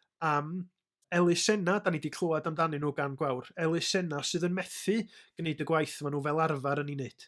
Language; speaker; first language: Welsh; native; Welsh